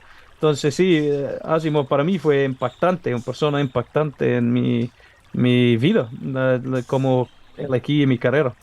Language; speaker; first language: Spanish; non-native, learner; English